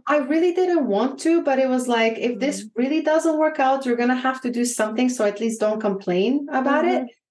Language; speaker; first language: English; non-native, fluent; Bulgarian